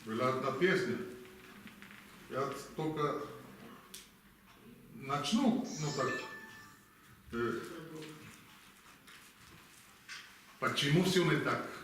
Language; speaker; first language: Russian; non-native, fluent; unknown